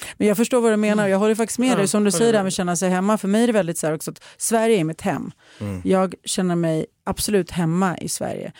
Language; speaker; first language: Swedish; early bilingual, other home language; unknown